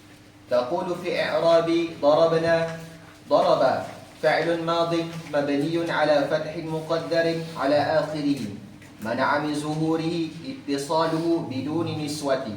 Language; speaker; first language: Arabic; non-native, learner; Malay